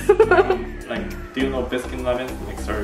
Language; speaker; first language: English; non-native, learner; Korean